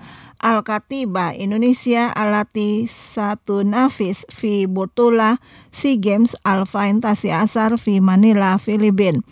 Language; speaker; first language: Arabic; non-native, learner; Indonesian